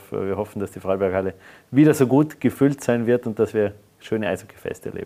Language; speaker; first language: German; native; German